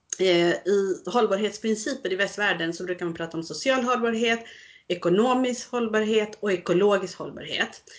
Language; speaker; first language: Swedish; early bilingual, other home language; Spanish